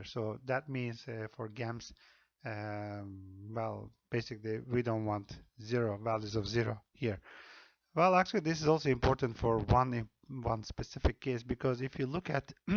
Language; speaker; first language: English; non-native, fluent; Turkish